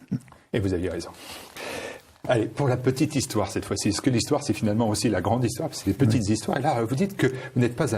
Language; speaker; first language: French; native; French